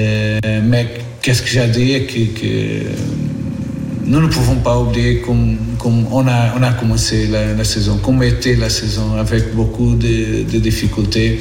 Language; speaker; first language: French; non-native, learner; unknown